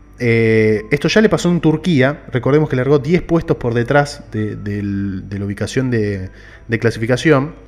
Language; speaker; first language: Spanish; native; Spanish